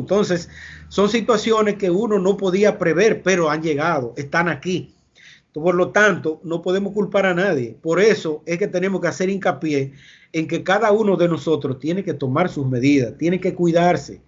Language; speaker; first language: Spanish; native; Spanish